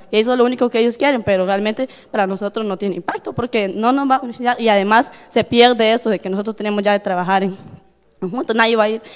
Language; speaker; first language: Spanish; non-native, local second language; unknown